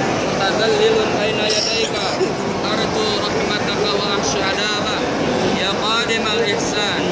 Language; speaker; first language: Arabic; non-native, fluent; Indonesian